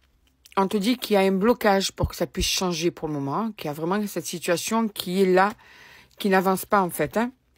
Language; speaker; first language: French; native; French